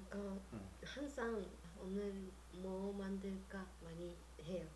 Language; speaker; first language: Korean; non-native, learner; Japanese